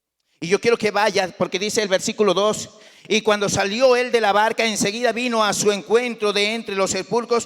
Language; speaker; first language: Spanish; native; Spanish